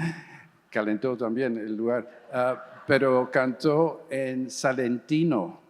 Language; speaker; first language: Spanish; early bilingual, heritage; English